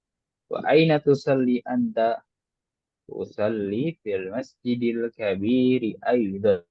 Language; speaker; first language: Arabic; non-native, local second language; Indonesian